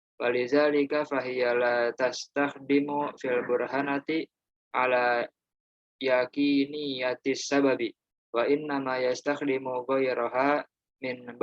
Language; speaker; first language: Arabic; non-native, learner; Indonesian